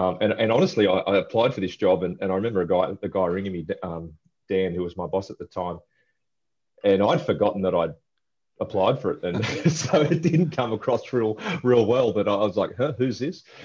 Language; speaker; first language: English; native; English